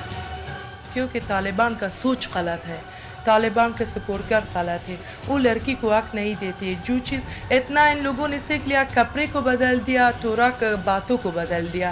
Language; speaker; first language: Hindi; non-native, learner; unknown